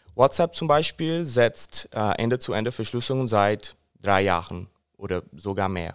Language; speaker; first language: German; non-native, fluent; Portuguese